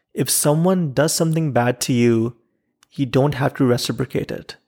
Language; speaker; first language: English; non-native, local second language; Urdu